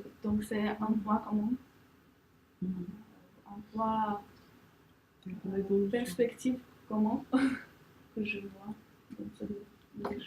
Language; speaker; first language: French; non-native, fluent; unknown